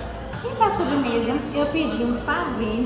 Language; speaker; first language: Portuguese; native; Portuguese